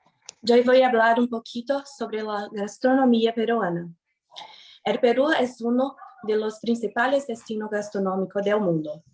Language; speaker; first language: Spanish; non-native, learner; Portuguese